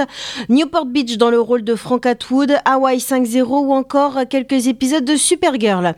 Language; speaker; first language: French; native; French